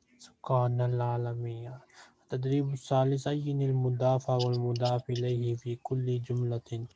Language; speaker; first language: Arabic; non-native, fluent; Urdu